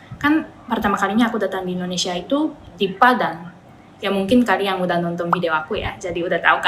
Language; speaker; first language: Indonesian; non-native, fluent; Japanese